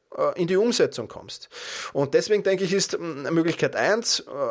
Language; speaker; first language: German; native; German